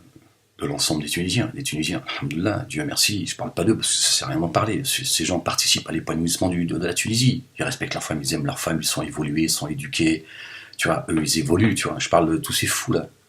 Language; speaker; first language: French; native; French